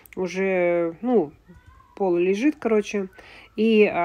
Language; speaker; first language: Russian; native; Russian